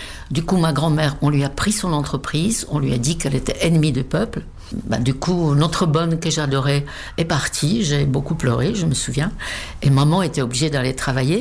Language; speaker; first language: French; non-native, fluent; Czech